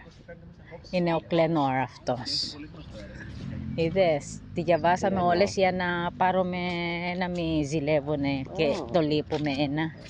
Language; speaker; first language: Greek; non-native, learner; Filipino